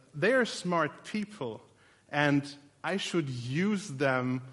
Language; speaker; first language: English; non-native, fluent; German